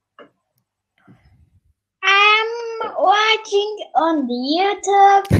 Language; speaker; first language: English; non-native, learner; Turkish